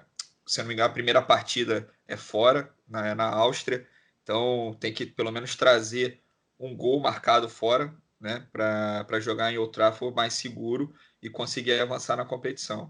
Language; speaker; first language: Portuguese; native; Portuguese